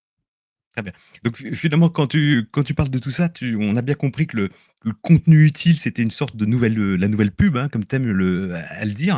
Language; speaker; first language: French; native; French